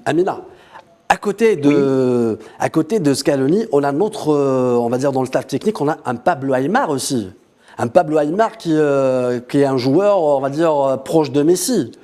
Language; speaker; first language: French; non-native, local second language; Arabic